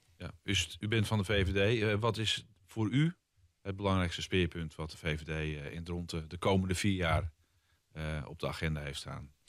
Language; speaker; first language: Dutch; native; Dutch